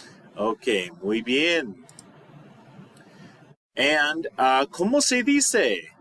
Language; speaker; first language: Spanish; non-native, fluent; English